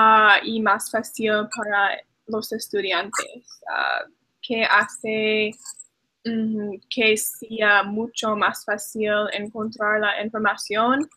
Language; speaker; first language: Spanish; non-native, learner; English